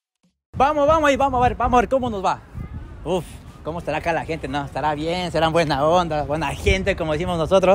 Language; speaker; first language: Spanish; native; Spanish